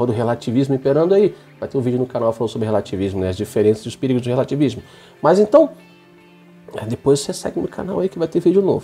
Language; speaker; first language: Portuguese; native; Portuguese